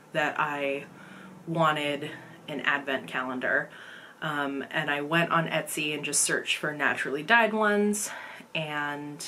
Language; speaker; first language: English; native; English